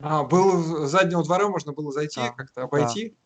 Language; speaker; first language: Russian; native; Russian